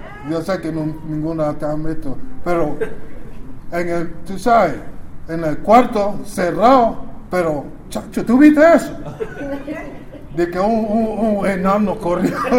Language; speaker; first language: Spanish; early bilingual, other home language; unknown